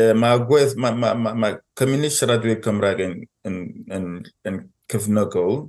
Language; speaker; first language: Welsh; non-native, fluent; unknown